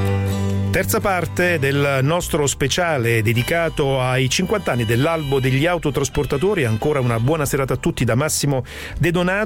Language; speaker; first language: Italian; native; Italian